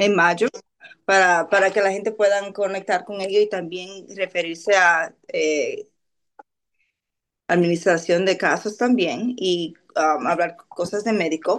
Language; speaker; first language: Spanish; early bilingual, other home language; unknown